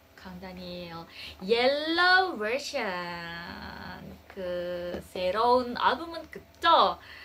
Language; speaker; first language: Korean; non-native, learner; Indonesian